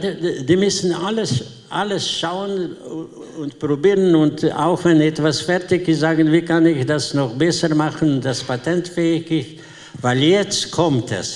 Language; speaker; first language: German; non-native, learner; Slovenian